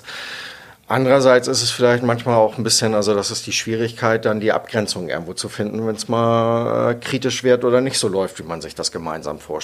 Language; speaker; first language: German; native; German